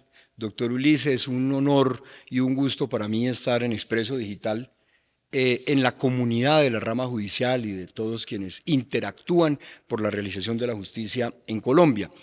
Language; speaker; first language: Spanish; native; Spanish